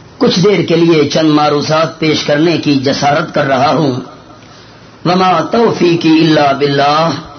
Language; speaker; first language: Urdu; non-native, local second language; Northern Hindko